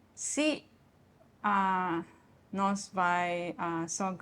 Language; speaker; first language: Portuguese; non-native, learner; Japanese